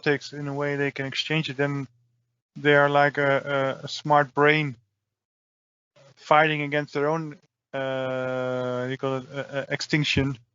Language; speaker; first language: English; non-native, fluent; Dutch